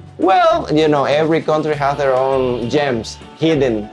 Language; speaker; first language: English; non-native, fluent; Spanish